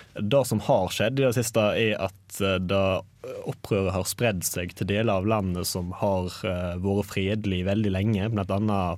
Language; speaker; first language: Norwegian; native; Norwegian